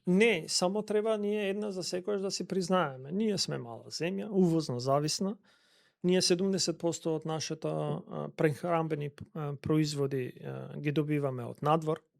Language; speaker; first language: Macedonian; non-native, local second language; Albanian